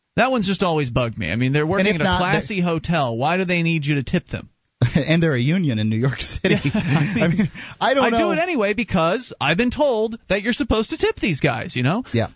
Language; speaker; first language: English; native; English